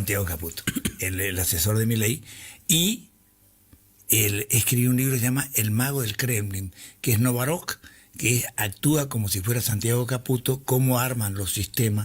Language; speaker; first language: Spanish; native; Spanish